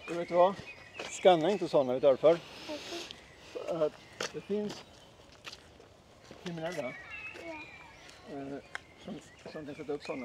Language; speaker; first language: Swedish; native; Swedish